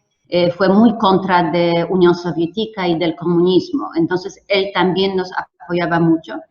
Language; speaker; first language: Spanish; non-native, fluent; Polish